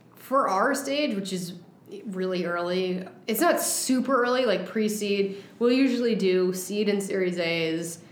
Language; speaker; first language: English; native; English